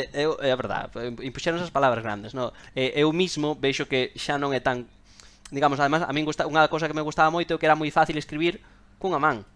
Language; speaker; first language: Galician; non-native, local second language; Spanish